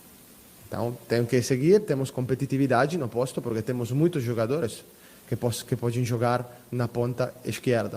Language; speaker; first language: Portuguese; non-native, fluent; Italian